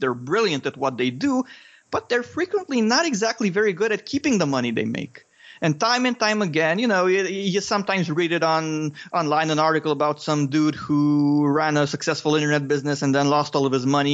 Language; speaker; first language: English; non-native, fluent; Romanian